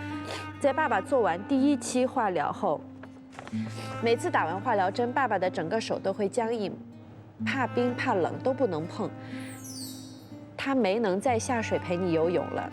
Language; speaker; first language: Chinese; native; Chinese